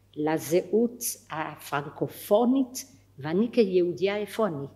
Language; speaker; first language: Hebrew; non-native, fluent; French